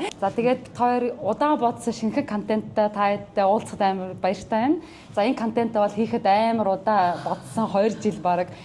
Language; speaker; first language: Mongolian; early bilingual, heritage; Mongolian